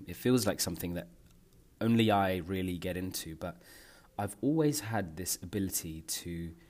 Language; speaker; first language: English; native; English